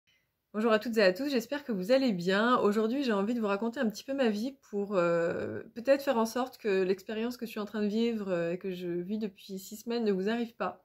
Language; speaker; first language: French; native; French